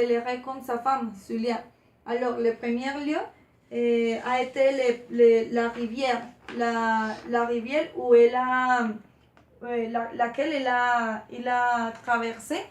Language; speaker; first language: French; non-native, learner; Spanish